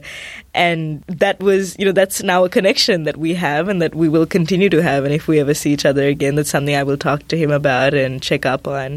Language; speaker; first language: English; non-native, local second language; Sinhala